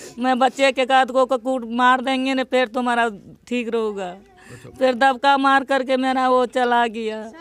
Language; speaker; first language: Hindi; non-native, local second language; Bhojpuri